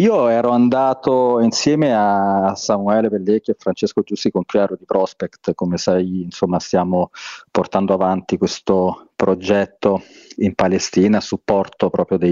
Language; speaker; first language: Italian; native; Italian